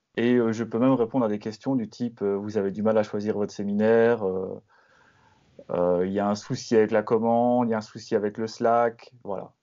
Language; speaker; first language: French; native; French